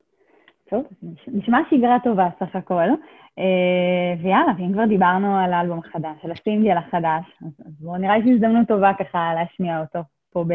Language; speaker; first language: Hebrew; native; Hebrew